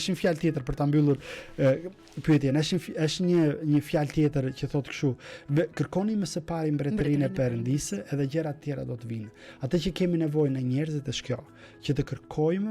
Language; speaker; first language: Albanian; native; Albanian